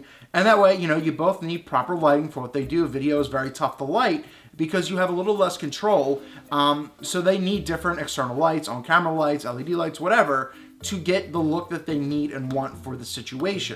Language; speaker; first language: English; native; English